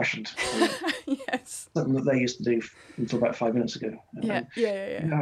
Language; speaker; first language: English; native; English